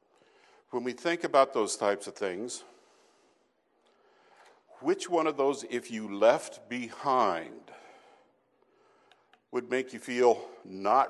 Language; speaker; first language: English; native; English